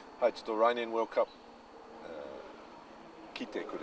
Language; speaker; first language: Japanese; non-native, learner; English